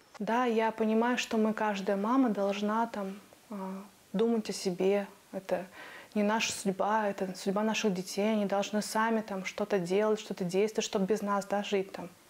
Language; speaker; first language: Russian; native; Russian